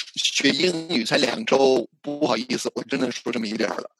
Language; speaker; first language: Chinese; non-native, fluent; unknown